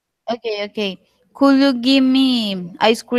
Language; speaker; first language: English; non-native, learner; Spanish